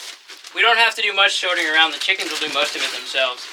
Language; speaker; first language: English; native; English